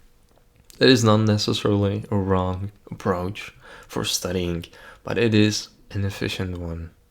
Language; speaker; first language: English; non-native, fluent; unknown